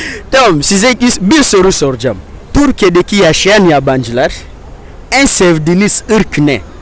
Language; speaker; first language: Turkish; non-native, fluent; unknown